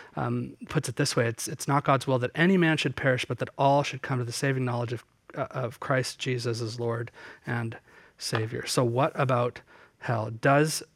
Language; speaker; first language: English; native; English